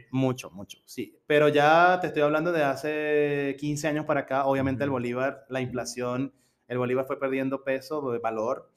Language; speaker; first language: Spanish; native; Spanish